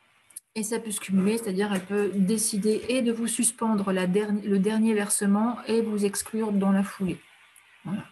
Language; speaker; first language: French; native; French